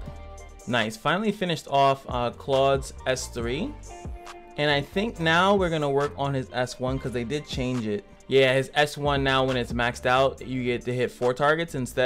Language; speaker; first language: English; native; English